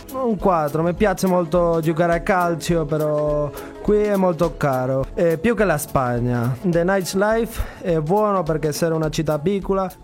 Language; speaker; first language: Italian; non-native, learner; Spanish